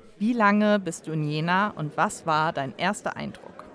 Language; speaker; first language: German; native; German